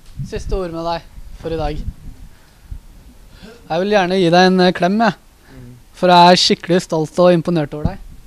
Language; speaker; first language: Norwegian; early bilingual, other home language; Urdu